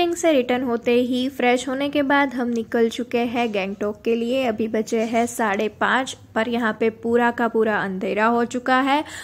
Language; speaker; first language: Hindi; non-native, local second language; Gujarati